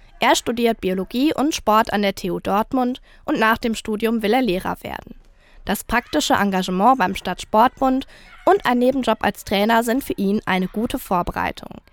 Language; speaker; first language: German; native; German